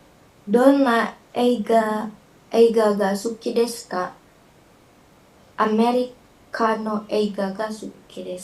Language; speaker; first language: Japanese; non-native, learner; Indonesian